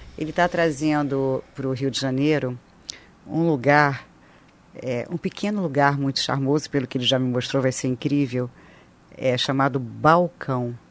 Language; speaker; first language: Portuguese; native; Portuguese